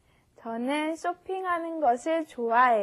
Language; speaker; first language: Korean; non-native, learner; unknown